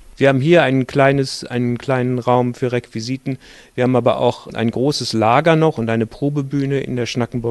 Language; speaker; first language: German; native; German